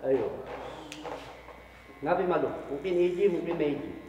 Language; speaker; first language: Arabic; non-native, learner; Filipino